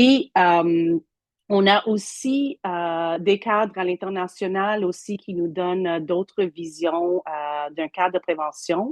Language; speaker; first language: French; native; French